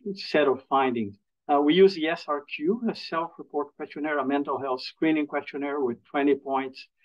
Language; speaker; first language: English; non-native, fluent; Portuguese